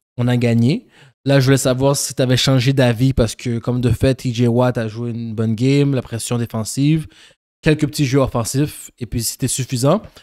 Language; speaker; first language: French; early bilingual, other home language; Haitian Creole